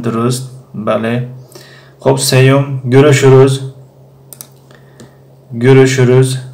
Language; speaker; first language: Turkish; non-native, fluent; Tajik